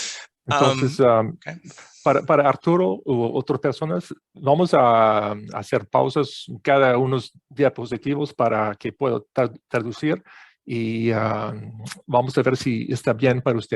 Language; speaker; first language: Spanish; non-native, fluent; English